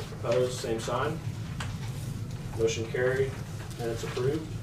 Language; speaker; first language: English; native; English